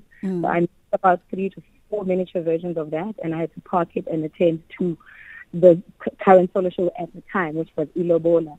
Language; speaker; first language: English; non-native, local second language; Xhosa